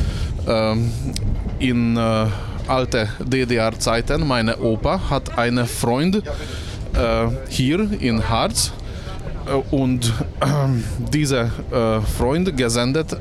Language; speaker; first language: German; non-native, learner; Hungarian